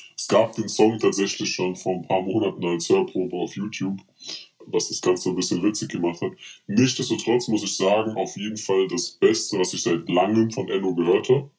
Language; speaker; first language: German; early bilingual, other home language; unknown